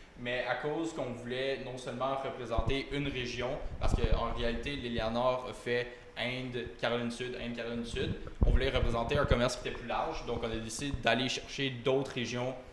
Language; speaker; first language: French; native; French